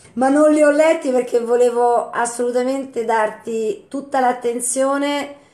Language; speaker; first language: Italian; native; Italian